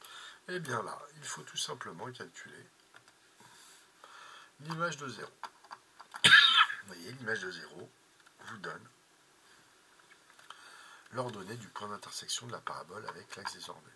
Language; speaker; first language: French; native; French